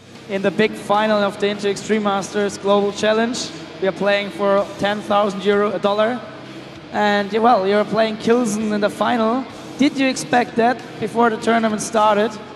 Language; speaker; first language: English; non-native, fluent; German